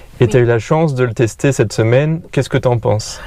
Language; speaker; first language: French; native; French